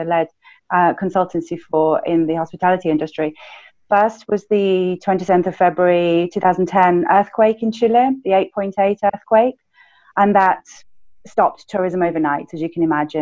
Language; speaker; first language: English; native; English